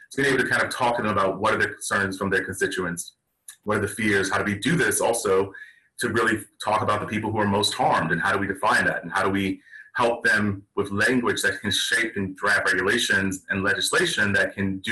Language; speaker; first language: English; native; English